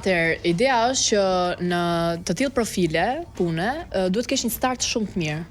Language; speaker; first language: Albanian; native; Albanian